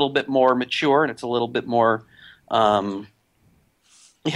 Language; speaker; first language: English; native; English